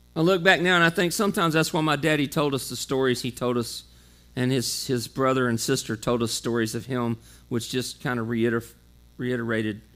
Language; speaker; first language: English; native; English